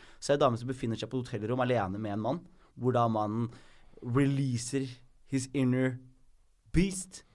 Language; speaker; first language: Norwegian; early bilingual, other home language; Somali